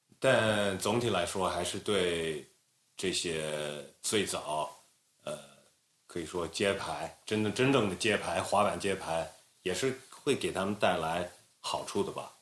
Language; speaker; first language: Chinese; native; Chinese